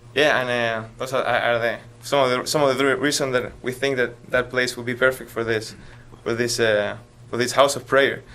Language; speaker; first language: English; non-native, fluent; Spanish